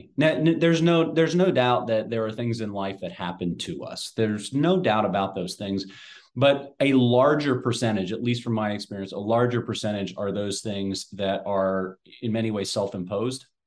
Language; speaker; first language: English; native; English